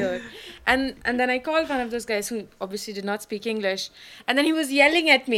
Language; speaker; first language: English; non-native, local second language; Malayalam